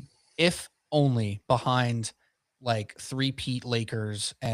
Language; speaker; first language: English; native; English